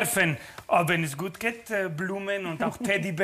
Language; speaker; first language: German; non-native, fluent; Spanish